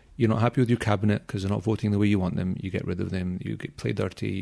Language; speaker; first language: English; native; English